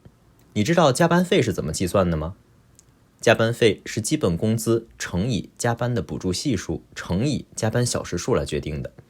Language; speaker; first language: Chinese; native; Chinese